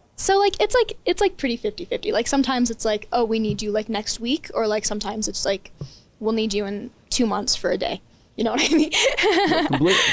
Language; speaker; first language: English; native; English